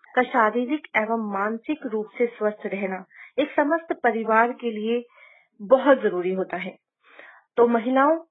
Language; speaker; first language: Hindi; native; Hindi